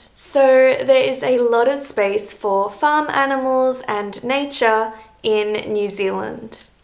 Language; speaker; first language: English; native; English